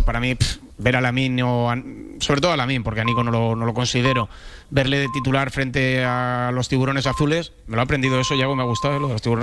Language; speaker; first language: Spanish; native; Spanish